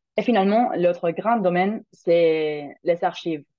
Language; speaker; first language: French; non-native, fluent; Spanish